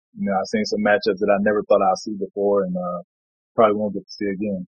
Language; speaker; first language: English; native; English